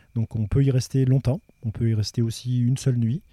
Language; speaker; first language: French; native; French